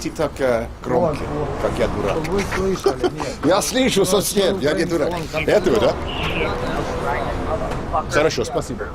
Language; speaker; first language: Russian; non-native, learner; English